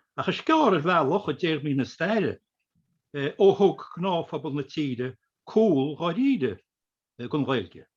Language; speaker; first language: Irish; native; Irish